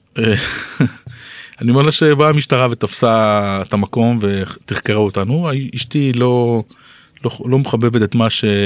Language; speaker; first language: Hebrew; native; Hebrew